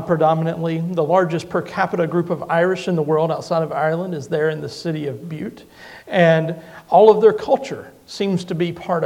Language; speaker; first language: English; native; English